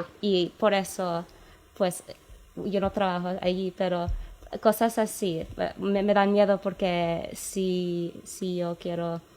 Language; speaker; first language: Spanish; non-native, fluent; English